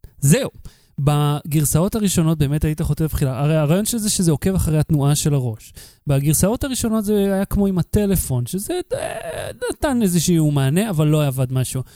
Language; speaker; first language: Hebrew; native; Hebrew